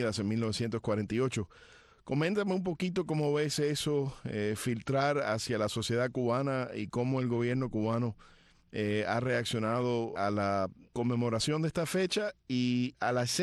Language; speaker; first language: Spanish; early bilingual, heritage; Spanish